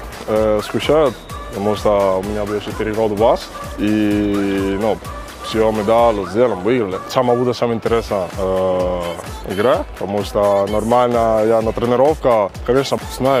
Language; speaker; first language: Russian; non-native, learner; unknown